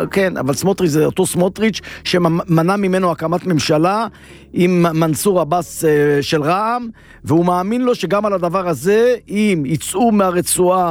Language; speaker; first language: Hebrew; native; Hebrew